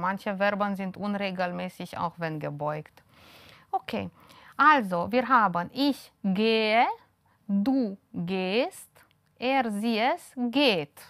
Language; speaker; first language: German; non-native, fluent; Romanian